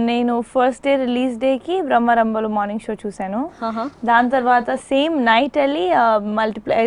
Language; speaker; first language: Telugu; non-native, fluent; Hindi